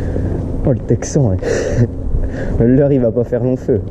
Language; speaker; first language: French; native; French